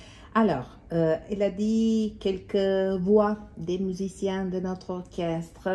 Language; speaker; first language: French; non-native, learner; Serbian